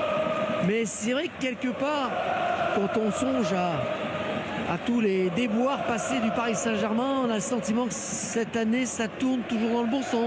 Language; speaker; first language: French; native; French